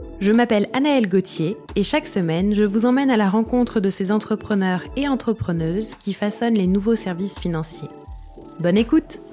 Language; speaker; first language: French; native; French